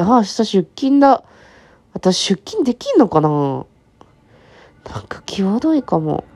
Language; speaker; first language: Japanese; native; Japanese